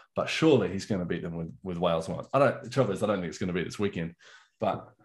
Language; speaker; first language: English; native; English